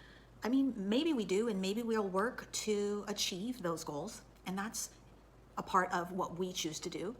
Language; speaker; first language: English; native; English